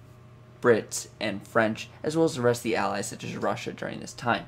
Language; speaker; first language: English; native; English